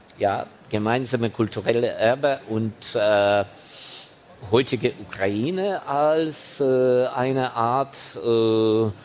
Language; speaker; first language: German; non-native, fluent; Ukrainian